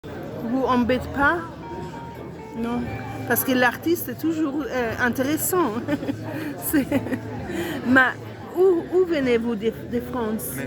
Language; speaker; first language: French; non-native, learner; Italian